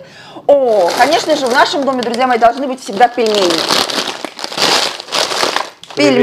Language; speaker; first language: Russian; native; Russian